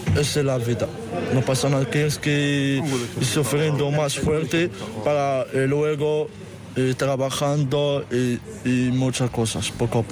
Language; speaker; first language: Spanish; non-native, learner; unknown